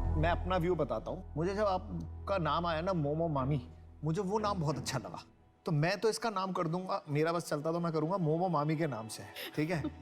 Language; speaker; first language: Hindi; native; Hindi